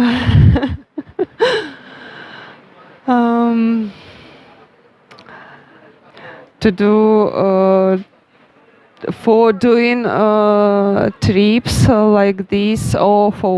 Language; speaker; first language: English; non-native, learner; Russian